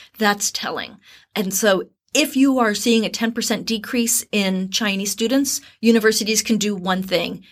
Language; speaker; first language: English; native; English